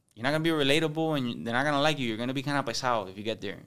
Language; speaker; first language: English; early bilingual, other home language; Spanish